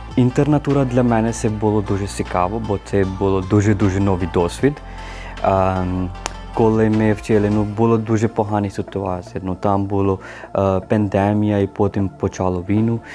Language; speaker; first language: Ukrainian; non-native, learner; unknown